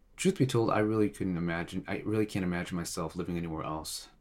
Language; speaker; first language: English; non-native, fluent; Tigrinya